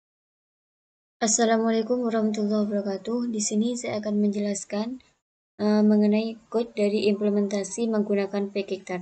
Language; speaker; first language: Indonesian; native; Indonesian